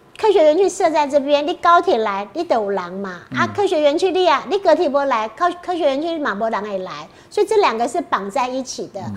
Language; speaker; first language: Chinese; native; Chinese